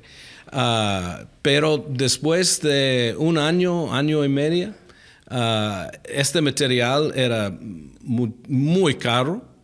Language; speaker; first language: Spanish; non-native, fluent; English